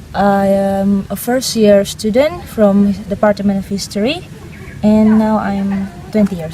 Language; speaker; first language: English; non-native, fluent; Indonesian